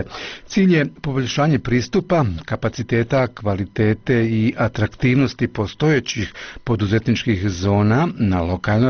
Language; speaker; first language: Croatian; native; Croatian